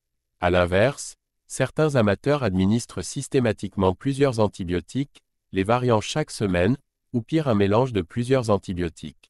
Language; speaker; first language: French; native; French